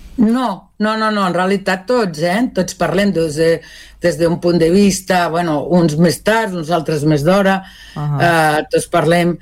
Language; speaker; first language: Catalan; non-native, local second language; Spanish